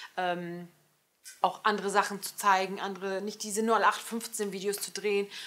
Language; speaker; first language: German; early bilingual, other home language; Turkish